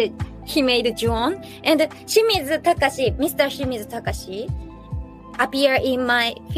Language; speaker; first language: English; non-native, learner; Japanese